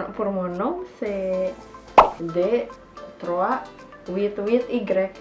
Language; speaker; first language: French; non-native, learner; Indonesian